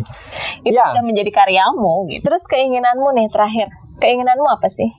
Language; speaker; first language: Indonesian; native; Indonesian